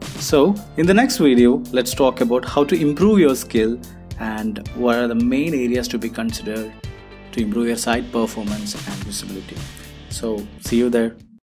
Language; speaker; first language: English; non-native, local second language; Malayalam